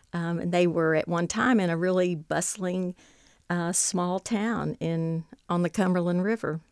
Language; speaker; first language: English; native; English